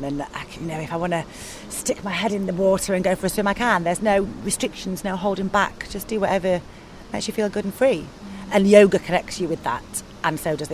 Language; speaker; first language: English; native; English